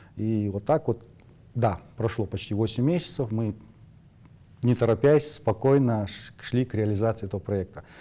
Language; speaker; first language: Russian; non-native, local second language; Ingush